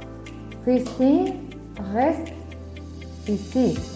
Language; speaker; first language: French; non-native, learner; Spanish